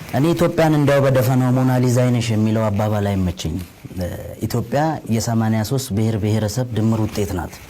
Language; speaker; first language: Amharic; non-native, local second language; Oromo